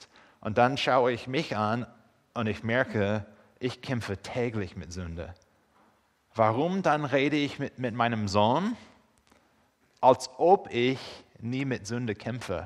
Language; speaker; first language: German; non-native, fluent; English